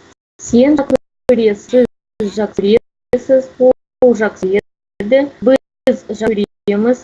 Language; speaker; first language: Kazakh; non-native, learner; Russian